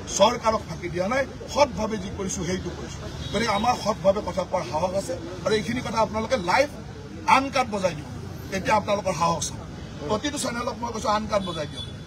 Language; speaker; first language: Assamese; native; Assamese